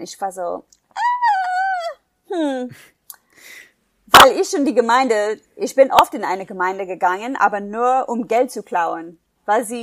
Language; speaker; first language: German; non-native, fluent; English